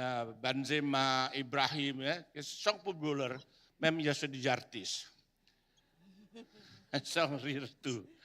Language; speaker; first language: French; non-native, learner; Indonesian